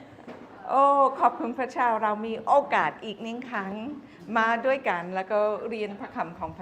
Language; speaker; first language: Thai; non-native, fluent; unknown